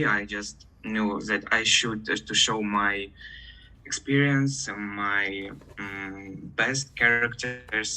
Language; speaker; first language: English; non-native, learner; Russian